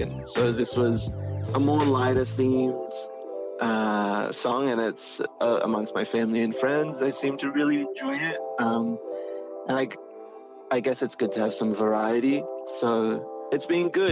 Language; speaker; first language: English; native; English